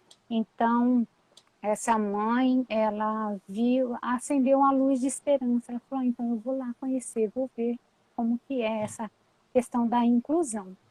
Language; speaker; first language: Portuguese; native; Portuguese